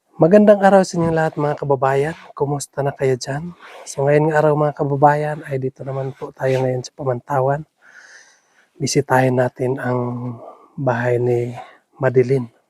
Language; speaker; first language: Filipino; non-native, local second language; Cebuano